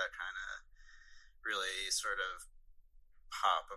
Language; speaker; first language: English; native; English